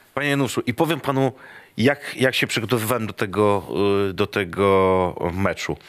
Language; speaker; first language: Polish; native; Polish